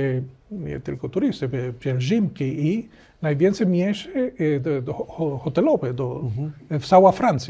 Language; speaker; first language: Polish; non-native, learner; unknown